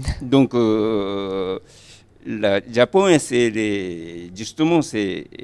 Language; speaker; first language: French; non-native, fluent; Japanese